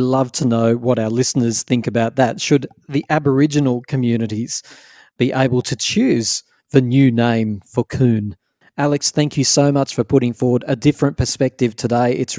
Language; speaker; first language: English; native; English